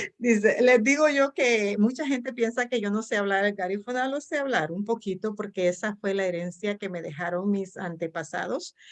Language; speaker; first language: Spanish; non-native, local second language; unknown